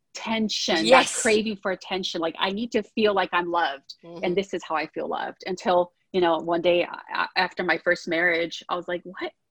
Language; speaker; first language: English; early bilingual, other home language; Portuguese